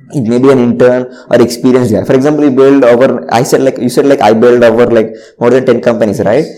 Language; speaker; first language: English; non-native, local second language; Telugu